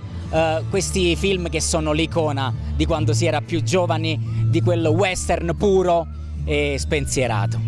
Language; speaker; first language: Italian; native; Italian